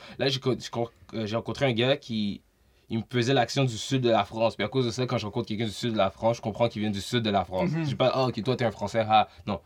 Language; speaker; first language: French; native; French